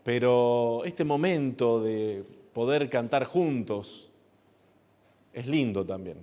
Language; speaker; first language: Spanish; native; Spanish